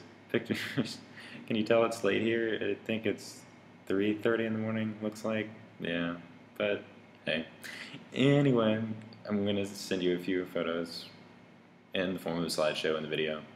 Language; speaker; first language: English; native; English